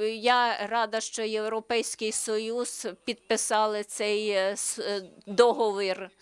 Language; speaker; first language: Ukrainian; non-native, learner; Slovenian